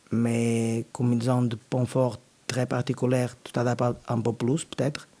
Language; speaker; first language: French; non-native, learner; Portuguese